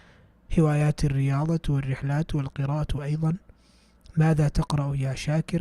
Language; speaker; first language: Arabic; non-native, fluent; English